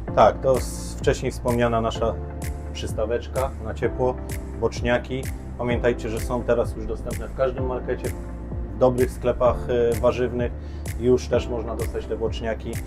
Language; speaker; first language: Polish; native; Polish